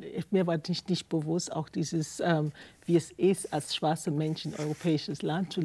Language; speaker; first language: German; non-native, fluent; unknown